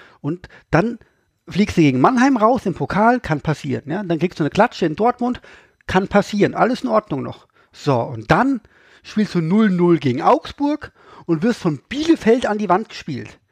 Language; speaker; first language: German; native; German